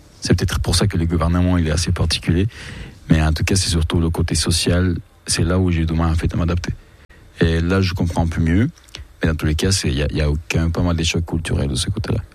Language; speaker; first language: French; non-native, fluent; Spanish